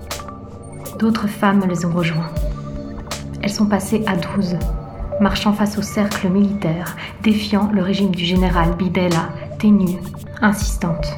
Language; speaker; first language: French; native; French